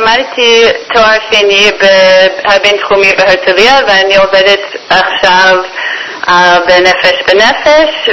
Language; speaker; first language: Hebrew; non-native, learner; English